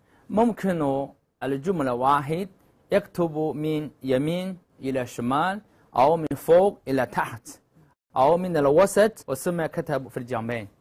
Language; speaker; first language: Arabic; non-native, learner; Chinese